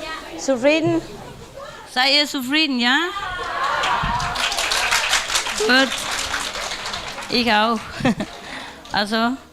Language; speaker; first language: German; non-native, learner; Vietnamese